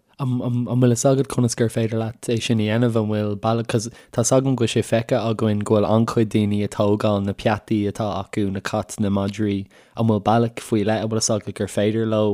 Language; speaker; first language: Irish; native; Irish